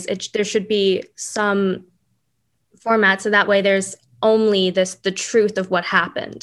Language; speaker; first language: English; native; English